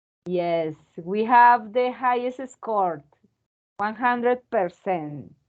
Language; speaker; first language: English; non-native, fluent; Spanish